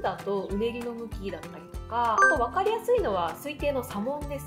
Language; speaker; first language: Japanese; native; Japanese